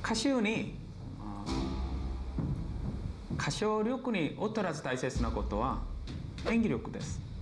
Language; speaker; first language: Japanese; non-native, learner; Korean